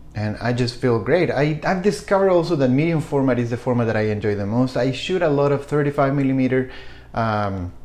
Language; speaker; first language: English; non-native, fluent; Spanish